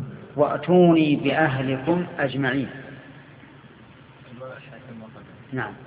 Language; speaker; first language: Arabic; native; Arabic